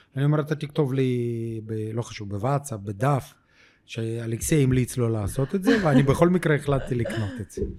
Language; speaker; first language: Hebrew; non-native, fluent; Ukrainian